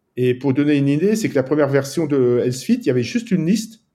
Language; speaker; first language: French; native; French